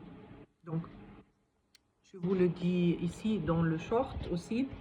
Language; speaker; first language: French; non-native, fluent; German